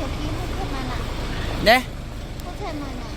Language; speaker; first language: Korean; non-native, learner; Vietnamese